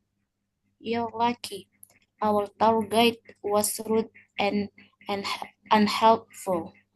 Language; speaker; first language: English; non-native, learner; Indonesian